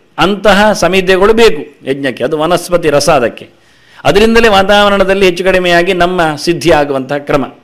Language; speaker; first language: Kannada; non-native, local second language; Tulu